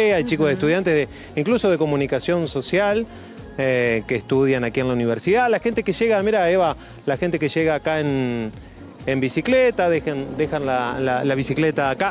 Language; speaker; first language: Spanish; native; Spanish